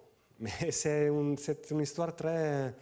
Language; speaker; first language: French; non-native, fluent; Italian